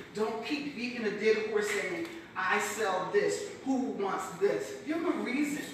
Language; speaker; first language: English; native; English